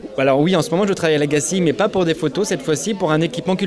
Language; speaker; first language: French; native; French